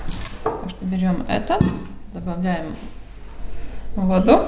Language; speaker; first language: Russian; non-native, local second language; Latvian